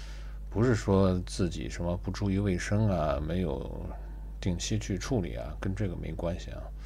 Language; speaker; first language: Chinese; native; Chinese